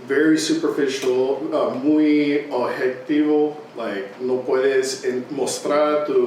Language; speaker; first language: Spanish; early bilingual, heritage; English